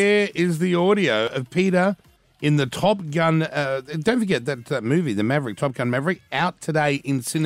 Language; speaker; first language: English; native; English